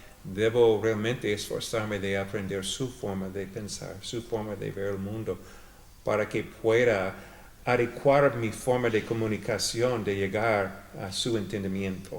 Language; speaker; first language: Spanish; non-native, fluent; English